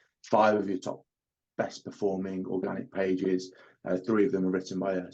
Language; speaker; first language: English; native; English